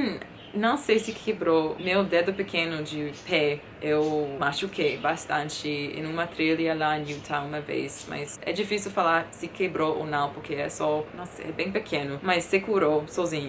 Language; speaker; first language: Portuguese; non-native, fluent; English